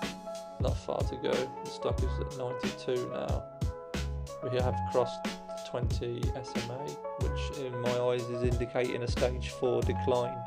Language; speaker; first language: English; native; English